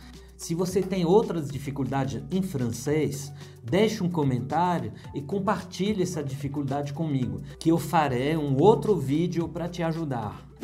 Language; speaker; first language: Portuguese; non-native, fluent; French